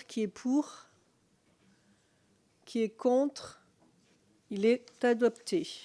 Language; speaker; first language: French; native; French